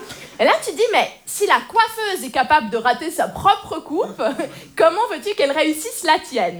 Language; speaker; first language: French; native; French